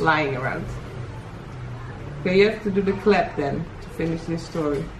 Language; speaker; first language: English; non-native, fluent; Dutch